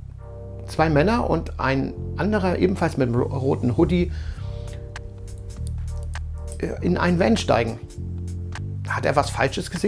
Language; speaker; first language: German; native; German